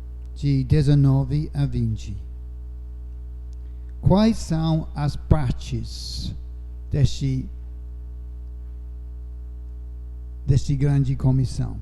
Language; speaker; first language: Portuguese; non-native, fluent; English